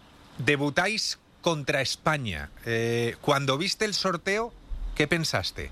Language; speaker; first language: Spanish; native; Spanish